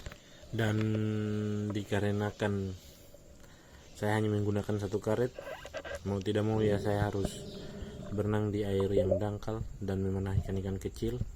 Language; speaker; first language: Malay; non-native, local second language; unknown